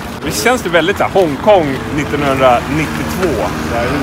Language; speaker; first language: Swedish; native; Swedish